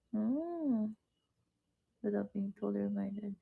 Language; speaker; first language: English; non-native, local second language; Filipino